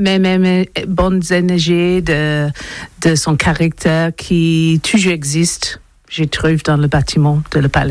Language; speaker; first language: French; non-native, learner; English